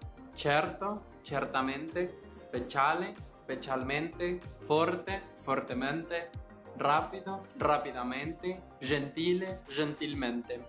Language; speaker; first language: Italian; non-native, learner; Spanish